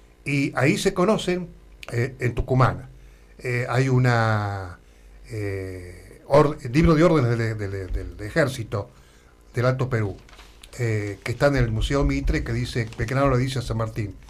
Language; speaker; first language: Spanish; native; Spanish